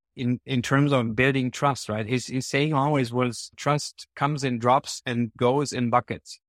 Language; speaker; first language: English; non-native, fluent; German